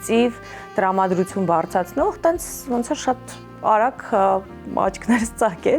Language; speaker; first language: Armenian; native; Armenian